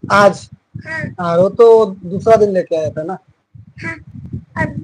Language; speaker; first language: Hindi; non-native, local second language; Bangla